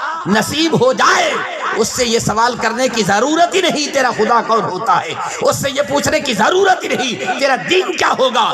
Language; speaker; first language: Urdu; non-native, local second language; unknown